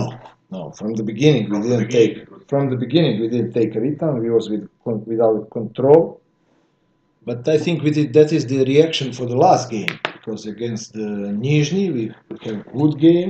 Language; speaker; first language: English; non-native, fluent; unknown